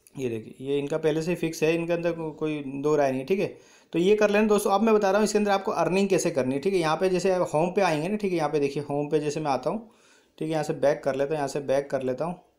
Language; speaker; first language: Hindi; native; Hindi